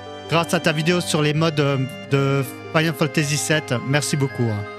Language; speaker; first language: French; native; French